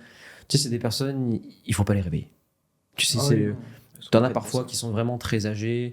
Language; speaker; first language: French; native; French